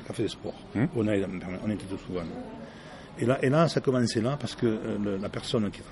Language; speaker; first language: French; native; French